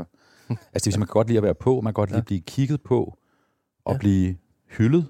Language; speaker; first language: Danish; native; Danish